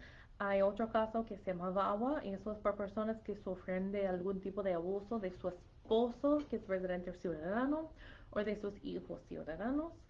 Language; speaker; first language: Spanish; non-native, fluent; English